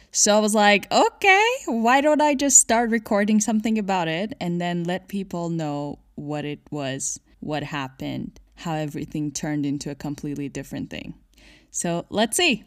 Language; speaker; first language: English; non-native, fluent; Persian